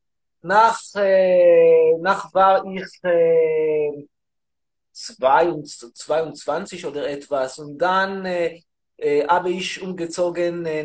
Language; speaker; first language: German; non-native, learner; Hebrew